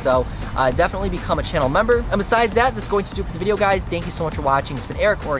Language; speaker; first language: English; native; English